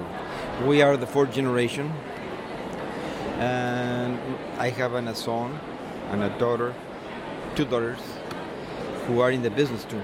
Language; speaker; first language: English; non-native, learner; Spanish